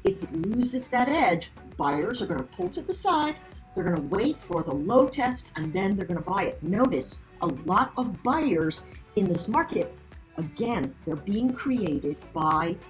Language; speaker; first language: English; native; English